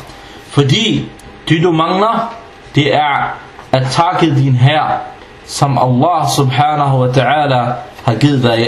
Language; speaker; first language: Danish; non-native, fluent; Arabic